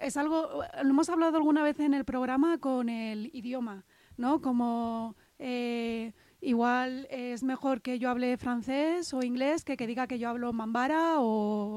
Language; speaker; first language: Spanish; native; Spanish